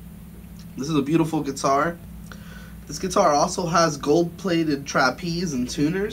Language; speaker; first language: English; native; English